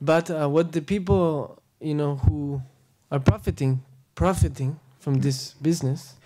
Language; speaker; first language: English; non-native, fluent; Spanish